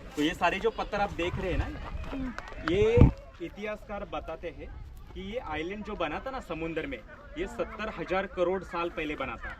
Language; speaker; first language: Hindi; non-native, local second language; Marathi